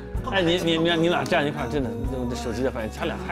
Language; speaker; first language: Chinese; native; Chinese